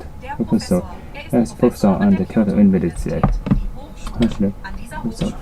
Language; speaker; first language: German; non-native, learner; Japanese